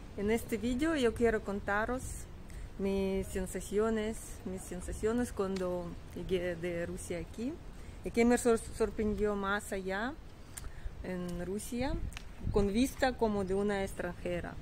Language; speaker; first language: Spanish; non-native, learner; Russian